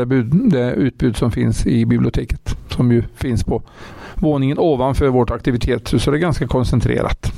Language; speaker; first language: Swedish; native; Swedish